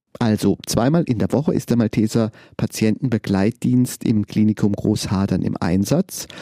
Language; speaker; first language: German; native; German